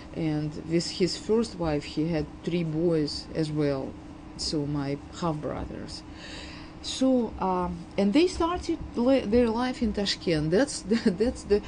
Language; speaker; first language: English; non-native, fluent; Uzbek